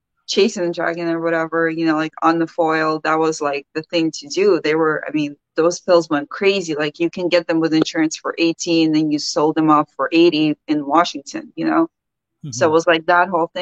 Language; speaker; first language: English; early bilingual, other home language; Ukrainian